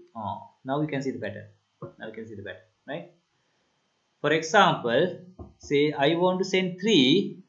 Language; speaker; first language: English; non-native, local second language; Sinhala